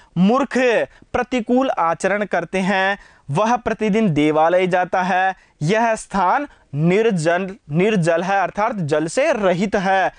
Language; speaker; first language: Hindi; native; Hindi